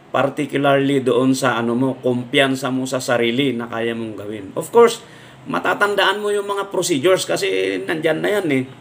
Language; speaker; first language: Filipino; non-native, local second language; Iloko